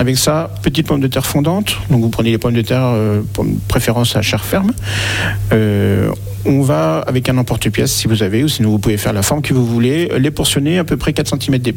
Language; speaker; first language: French; native; French